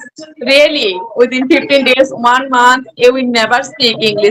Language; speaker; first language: English; non-native, learner; Bangla